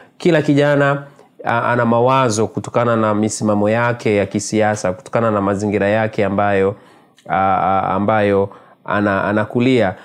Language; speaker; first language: Swahili; native; Swahili